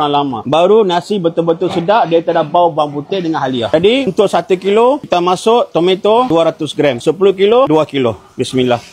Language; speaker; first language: Malay; native; Malay